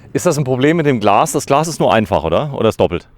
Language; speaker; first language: German; native; German